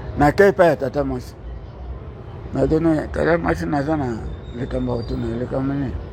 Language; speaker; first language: Lingala; non-native, local second language; Kongo